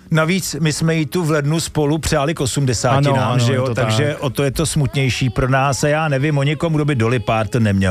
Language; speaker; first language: Czech; native; Czech